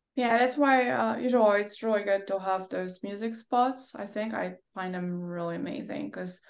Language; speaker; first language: English; non-native, fluent; Polish